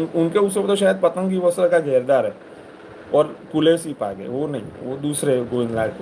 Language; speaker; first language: Hindi; non-native, local second language; Gujarati